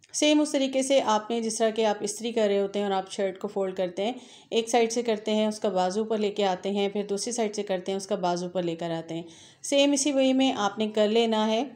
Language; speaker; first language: Urdu; native; Urdu